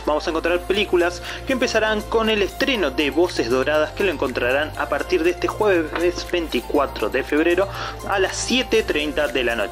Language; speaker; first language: Spanish; native; Spanish